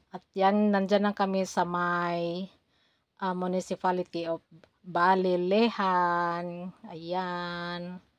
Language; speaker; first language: Filipino; non-native, local second language; Cebuano